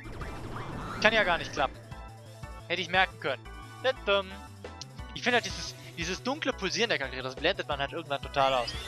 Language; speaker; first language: German; native; German